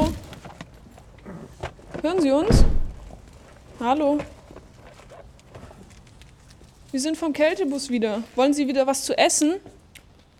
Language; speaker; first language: German; native; German